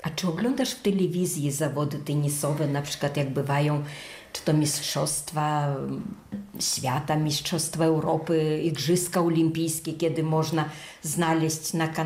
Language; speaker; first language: Polish; native; Polish